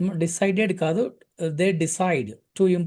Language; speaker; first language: English; non-native, local second language; Telugu